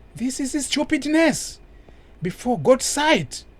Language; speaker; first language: English; non-native, local second language; Swahili